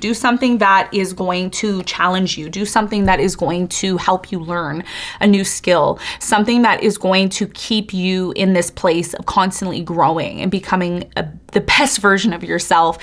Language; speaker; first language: English; native; English